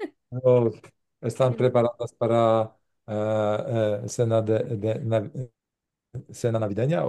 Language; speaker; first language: Spanish; non-native, learner; Polish